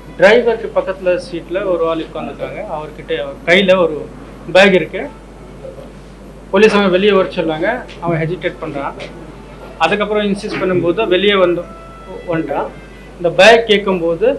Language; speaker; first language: Tamil; non-native, local second language; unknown